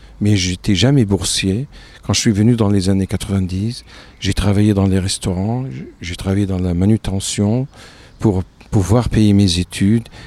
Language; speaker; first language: French; non-native, fluent; Arabic